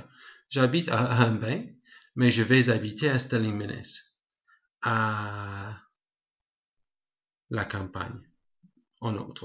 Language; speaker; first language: French; non-native, fluent; English